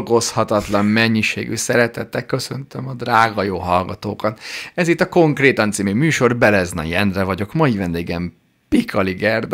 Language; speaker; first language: Hungarian; native; Hungarian